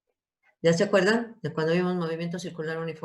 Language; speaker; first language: Spanish; native; Spanish